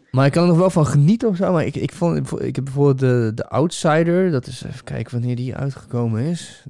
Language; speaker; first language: Dutch; native; Dutch